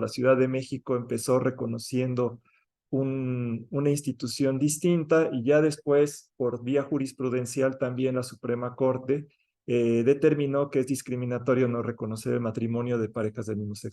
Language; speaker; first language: Spanish; native; Spanish